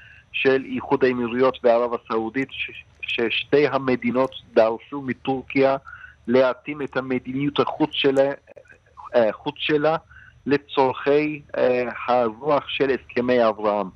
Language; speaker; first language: Hebrew; non-native, fluent; Turkish